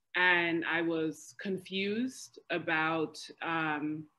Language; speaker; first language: English; native; English